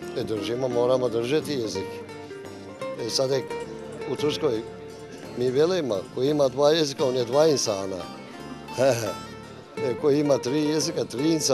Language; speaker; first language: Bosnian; early bilingual, heritage; Bosnian